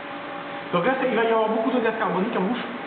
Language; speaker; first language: French; native; French